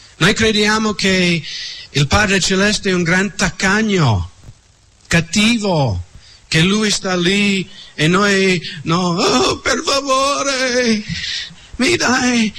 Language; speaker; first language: Italian; non-native, fluent; English